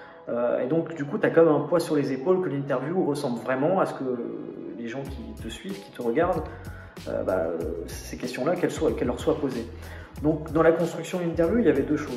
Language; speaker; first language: French; native; French